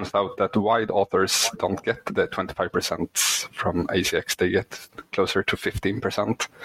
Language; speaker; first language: English; non-native, fluent; Swedish